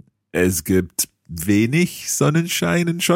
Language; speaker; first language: German; non-native, learner; English